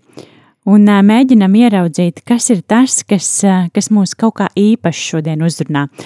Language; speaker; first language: Latvian; native; Latvian